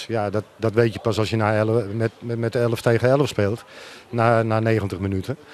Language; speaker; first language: Dutch; native; Dutch